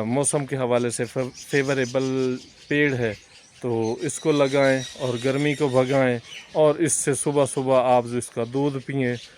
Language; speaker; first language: Urdu; non-native, local second language; Punjabi